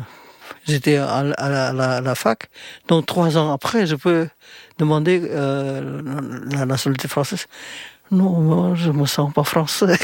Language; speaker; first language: French; non-native, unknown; Indonesian